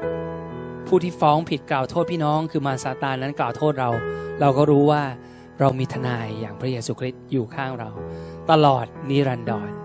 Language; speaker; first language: Thai; native; Thai